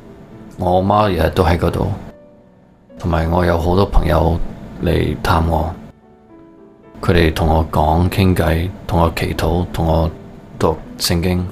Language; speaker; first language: Cantonese; early bilingual, heritage; Cantonese